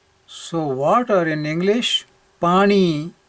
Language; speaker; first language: English; non-native, local second language; Punjabi